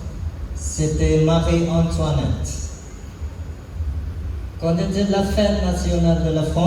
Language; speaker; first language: French; non-native, learner; Sinhala